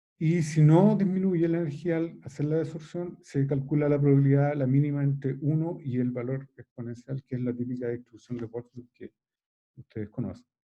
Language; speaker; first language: Spanish; native; Spanish